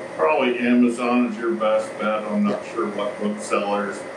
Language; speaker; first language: English; native; English